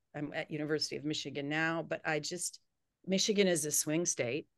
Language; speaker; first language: English; native; English